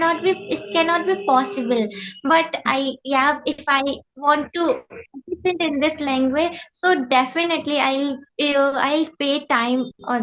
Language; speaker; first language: English; non-native, learner; Hindi